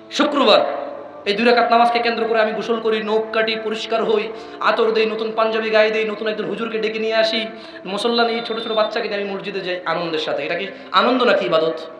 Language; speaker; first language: Bangla; early bilingual, heritage; Bangla